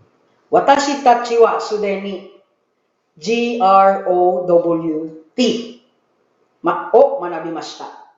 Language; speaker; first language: Japanese; non-native, learner; Filipino